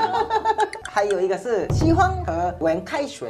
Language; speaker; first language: Chinese; non-native, fluent; Japanese